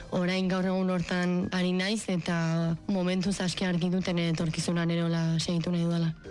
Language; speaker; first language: Basque; native; Basque